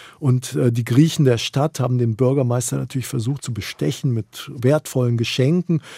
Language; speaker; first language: German; native; German